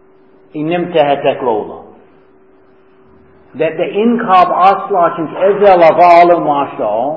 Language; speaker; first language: Hungarian; non-native, fluent; English